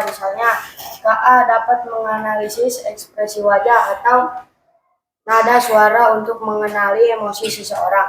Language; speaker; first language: Indonesian; native; Indonesian